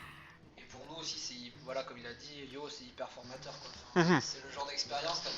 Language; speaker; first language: French; native; French